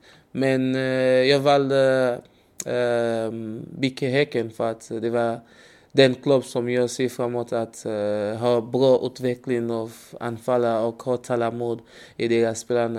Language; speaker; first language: Swedish; non-native, learner; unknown